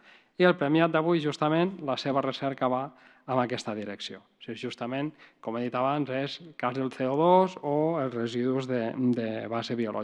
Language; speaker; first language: Catalan; native; Catalan